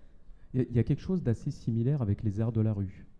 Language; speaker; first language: French; native; French